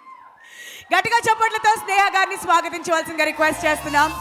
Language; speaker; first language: Telugu; native; Telugu